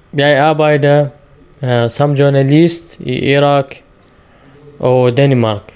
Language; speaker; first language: Danish; non-native, learner; Arabic